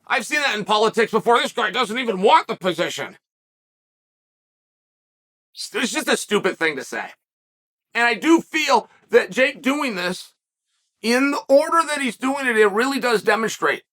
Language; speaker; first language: English; native; English